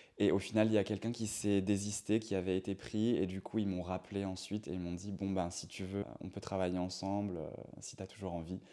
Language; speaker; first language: French; native; French